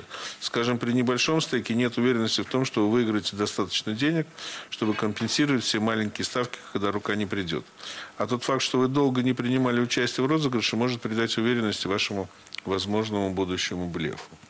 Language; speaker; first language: Russian; native; Russian